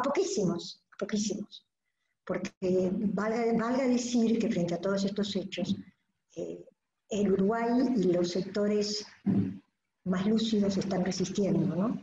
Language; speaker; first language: Spanish; native; Spanish